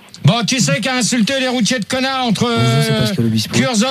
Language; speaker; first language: French; native; French